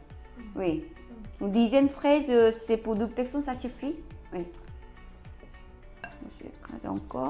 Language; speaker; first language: French; non-native, learner; Korean